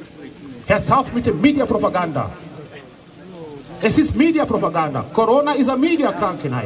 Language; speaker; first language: German; non-native, fluent; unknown